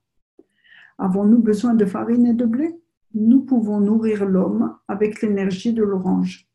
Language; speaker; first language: French; native; French